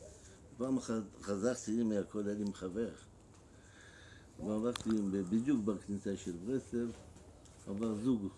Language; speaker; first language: Hebrew; non-native, fluent; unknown